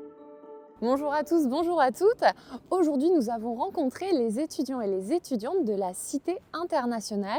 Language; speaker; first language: French; native; French